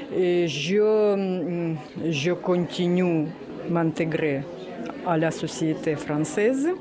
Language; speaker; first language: French; non-native, learner; Russian